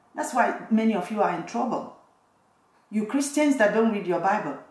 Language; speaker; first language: English; non-native, local second language; Igbo